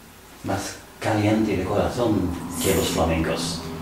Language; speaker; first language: Spanish; non-native, learner; Dutch